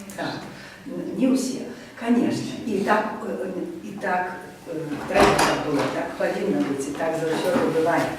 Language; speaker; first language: Belarusian; native; Belarusian